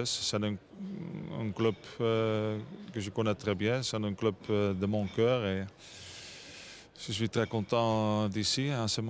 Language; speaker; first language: French; non-native, learner; Dutch